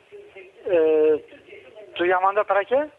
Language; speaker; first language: Spanish; non-native, learner; Turkish